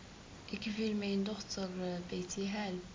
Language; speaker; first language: Dutch; non-native, learner; Arabic